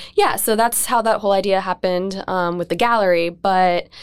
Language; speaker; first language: English; native; English